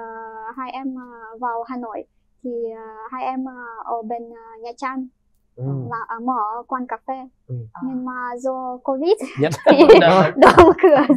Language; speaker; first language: Vietnamese; non-native, fluent; Ukrainian